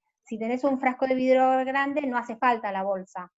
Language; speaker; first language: Spanish; native; Spanish